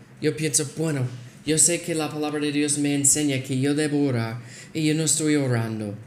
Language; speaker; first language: Spanish; non-native, fluent; English